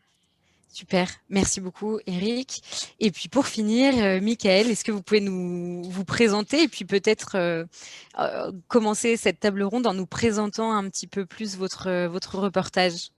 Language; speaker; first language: French; native; French